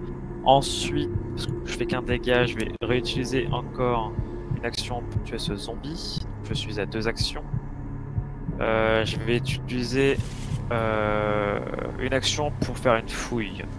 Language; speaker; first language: French; native; French